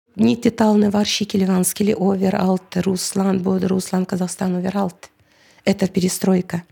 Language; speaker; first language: Norwegian; non-native, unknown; Russian